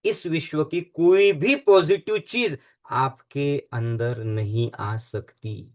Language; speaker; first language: Hindi; non-native, local second language; Marathi